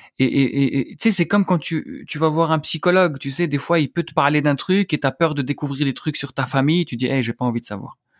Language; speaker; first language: French; non-native, local second language; Arabic